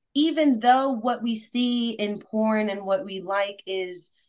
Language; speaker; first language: English; non-native, fluent; Spanish